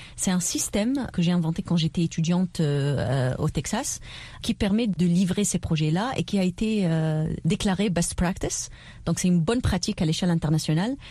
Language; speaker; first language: French; non-native, local second language; Arabic